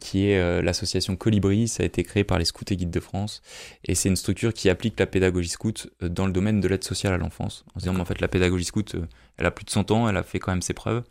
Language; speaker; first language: French; native; French